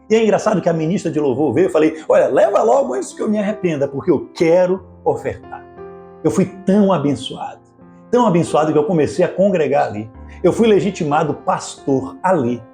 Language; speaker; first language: Portuguese; native; Portuguese